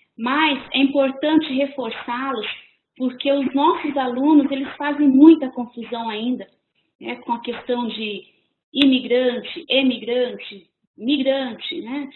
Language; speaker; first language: Portuguese; native; Portuguese